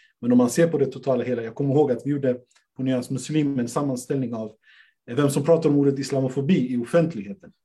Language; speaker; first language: Swedish; native; Swedish